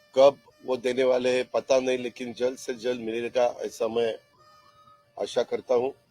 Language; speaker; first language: Hindi; non-native, local second language; Marathi